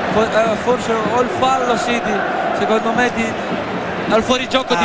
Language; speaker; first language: Italian; native; Italian